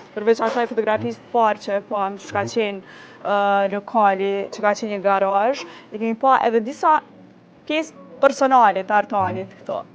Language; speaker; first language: Albanian; native; Albanian